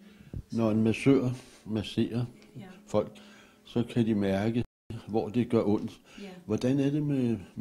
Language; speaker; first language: Danish; native; Danish